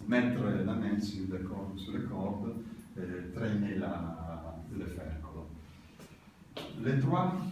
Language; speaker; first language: French; non-native, learner; Italian